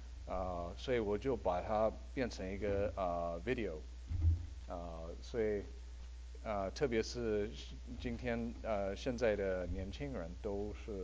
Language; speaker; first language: Chinese; early bilingual, heritage; Chinese